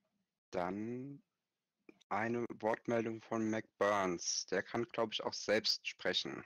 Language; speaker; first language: German; native; German